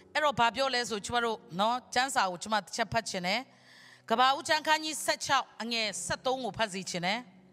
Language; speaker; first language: Burmese; non-native, local second language; Kachin